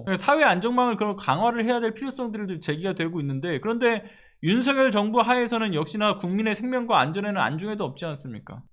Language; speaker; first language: Korean; native; Korean